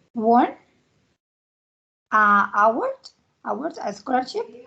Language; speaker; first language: English; non-native, learner; Spanish